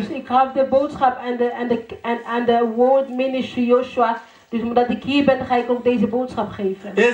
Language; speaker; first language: Dutch; non-native, fluent; Lingala